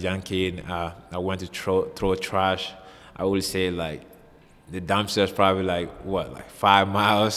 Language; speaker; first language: English; non-native, fluent; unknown